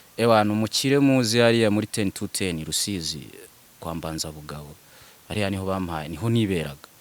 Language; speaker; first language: Kinyarwanda; early bilingual, other home language; Swahili